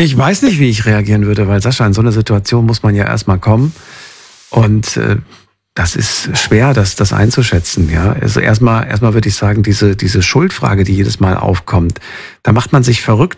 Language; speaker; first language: German; native; German